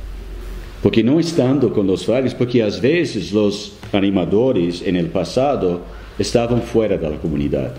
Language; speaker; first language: Spanish; non-native, fluent; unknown